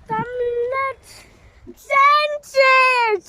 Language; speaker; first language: Polish; early bilingual, heritage; Polish